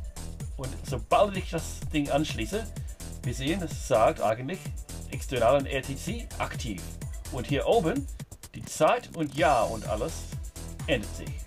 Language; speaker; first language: German; non-native, fluent; English